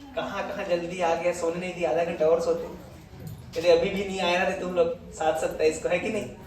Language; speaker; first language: Hindi; native; Hindi